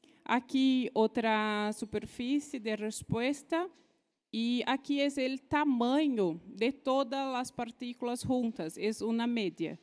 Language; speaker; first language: Spanish; non-native, fluent; Portuguese